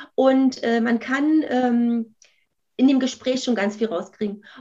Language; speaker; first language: German; native; German